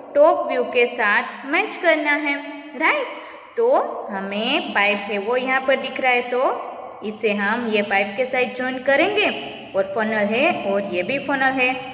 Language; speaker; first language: Hindi; non-native, local second language; Gujarati